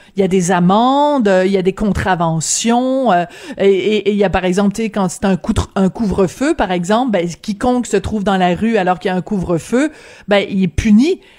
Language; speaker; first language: French; native; French